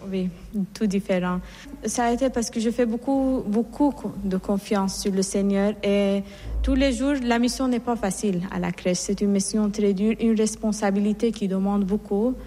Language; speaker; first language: French; non-native, fluent; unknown